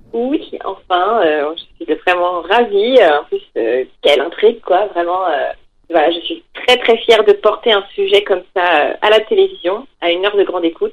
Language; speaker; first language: French; native; French